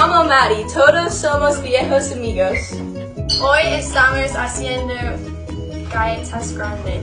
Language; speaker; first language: Spanish; non-native, learner; English